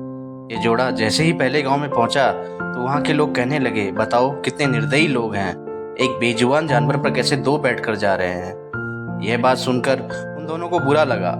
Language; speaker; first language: Hindi; native; Hindi